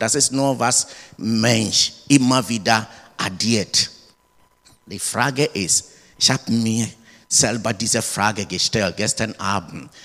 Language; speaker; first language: German; non-native, learner; English